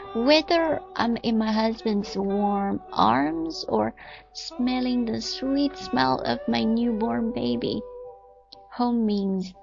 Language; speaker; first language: English; non-native, fluent; Chinese